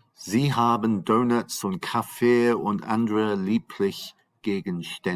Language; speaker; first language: German; non-native, fluent; English